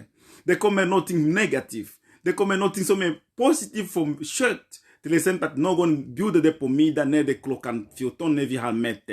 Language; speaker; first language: Swedish; non-native, fluent; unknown